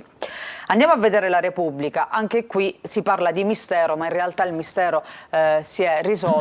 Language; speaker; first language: Italian; native; Italian